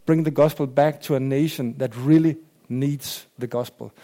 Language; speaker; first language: English; non-native, fluent; Danish